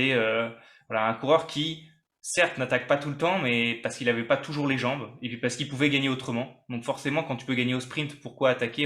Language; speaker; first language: French; native; French